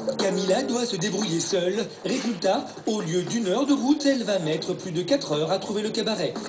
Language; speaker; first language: French; native; French